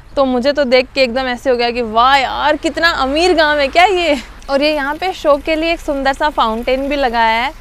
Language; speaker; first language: Hindi; native; Hindi